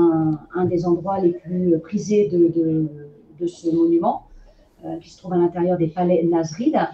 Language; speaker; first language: French; native; French